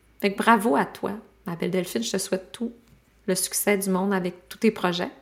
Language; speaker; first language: French; native; French